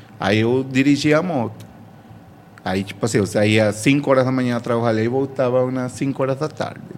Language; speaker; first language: Portuguese; non-native, fluent; Spanish